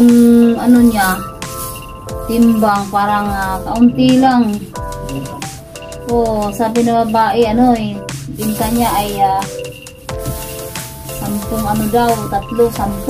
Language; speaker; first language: Filipino; non-native, local second language; Cebuano